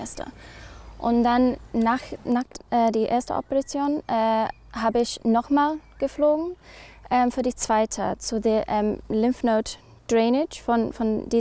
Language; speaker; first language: German; non-native, learner; English